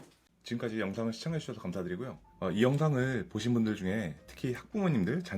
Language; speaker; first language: Korean; native; Korean